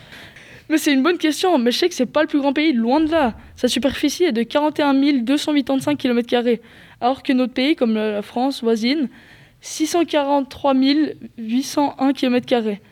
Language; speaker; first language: French; native; French